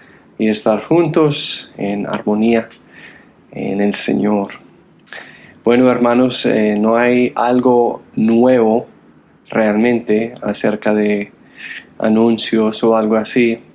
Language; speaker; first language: Spanish; non-native, fluent; English